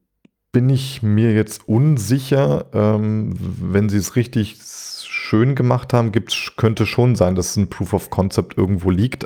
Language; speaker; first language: German; native; German